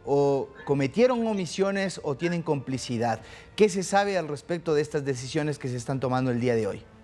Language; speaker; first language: Spanish; native; Spanish